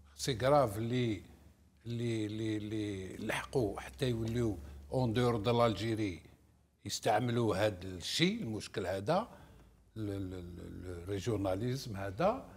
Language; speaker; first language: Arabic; native; Arabic